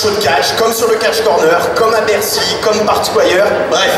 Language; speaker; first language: French; native; French